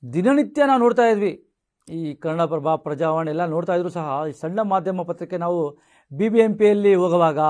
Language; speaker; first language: Kannada; non-native, local second language; Marathi